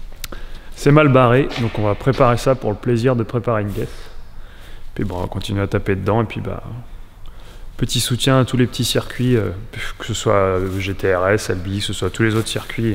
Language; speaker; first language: French; native; French